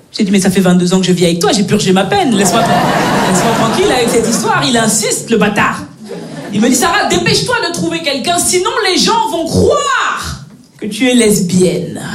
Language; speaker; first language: French; native; French